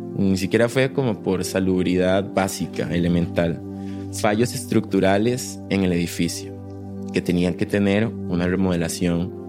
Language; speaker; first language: Spanish; native; Spanish